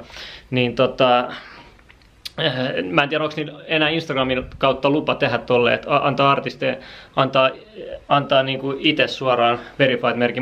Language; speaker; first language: Finnish; native; Finnish